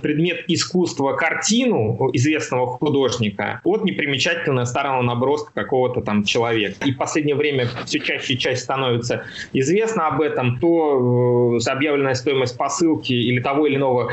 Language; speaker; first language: Russian; native; Russian